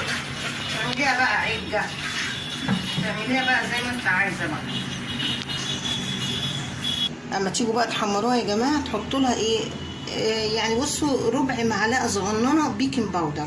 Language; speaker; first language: Arabic; native; Arabic